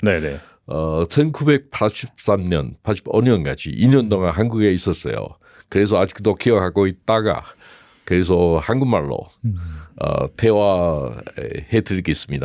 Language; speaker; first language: Korean; non-native, learner; Chinese